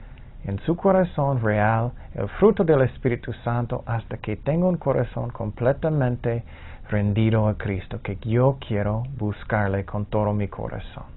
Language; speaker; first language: Spanish; non-native, fluent; English